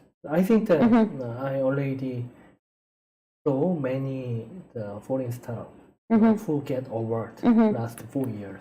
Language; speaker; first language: English; non-native, learner; Korean